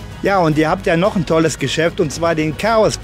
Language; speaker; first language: German; native; German